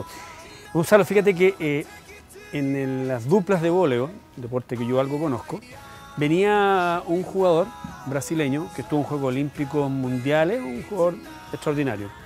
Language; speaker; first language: Spanish; native; Spanish